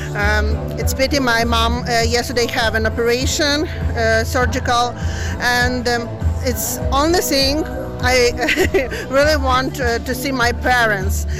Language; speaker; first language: English; non-native, learner; Ukrainian